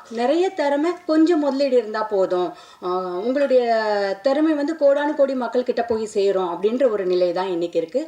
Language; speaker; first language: Tamil; native; Tamil